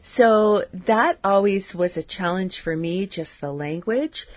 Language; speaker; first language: English; native; English